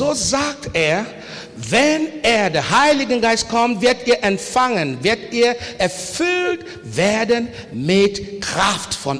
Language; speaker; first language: German; non-native, learner; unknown